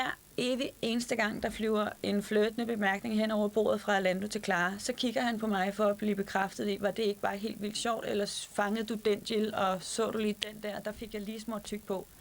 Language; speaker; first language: Danish; native; Danish